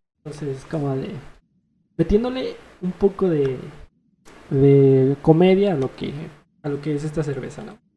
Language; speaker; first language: Spanish; native; Spanish